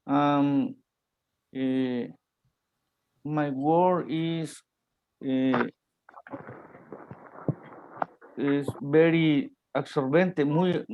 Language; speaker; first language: English; non-native, learner; Spanish